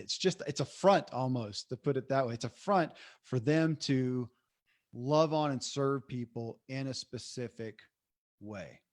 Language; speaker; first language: English; native; English